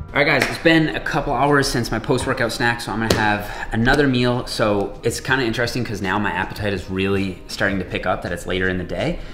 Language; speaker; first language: English; native; English